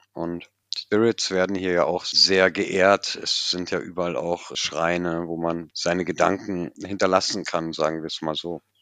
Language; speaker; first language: German; native; German